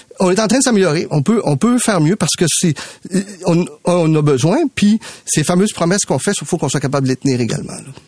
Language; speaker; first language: French; early bilingual, other home language; Spanish